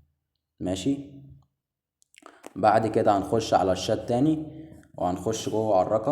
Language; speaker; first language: Arabic; native; Arabic